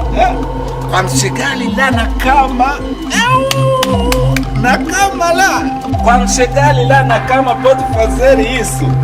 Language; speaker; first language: Portuguese; non-native, learner; Kinyarwanda